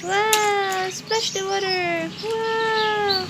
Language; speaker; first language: English; non-native, local second language; Filipino